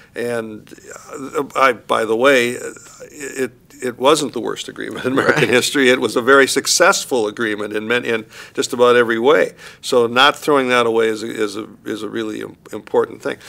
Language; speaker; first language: English; native; English